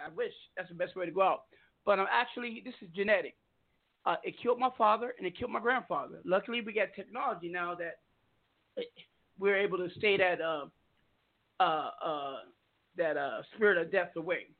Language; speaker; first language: English; native; English